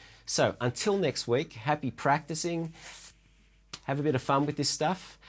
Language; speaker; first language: English; native; English